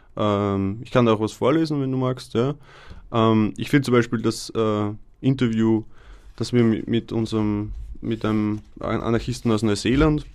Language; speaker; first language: German; native; German